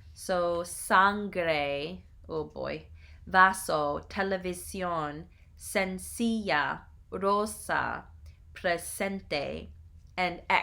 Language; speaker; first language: Spanish; non-native, learner; English